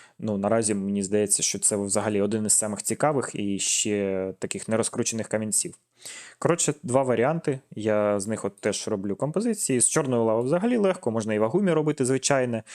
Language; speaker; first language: Ukrainian; non-native, local second language; Russian